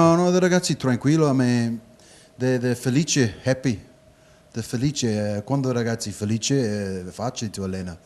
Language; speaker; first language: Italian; non-native, learner; English